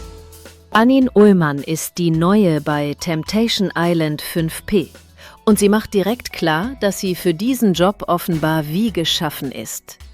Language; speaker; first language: German; native; German